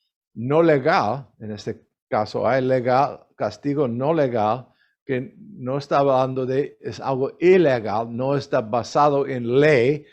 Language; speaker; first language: Spanish; non-native, learner; English